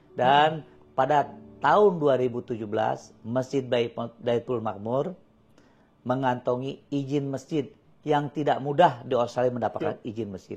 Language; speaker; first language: Indonesian; native; Indonesian